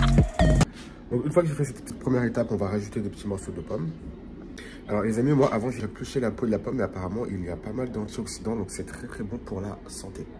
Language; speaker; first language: French; native; French